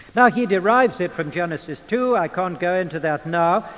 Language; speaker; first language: English; native; English